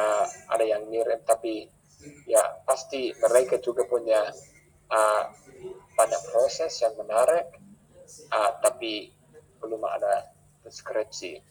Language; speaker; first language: Indonesian; non-native, fluent; English